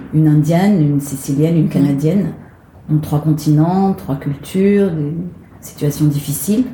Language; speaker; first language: French; native; French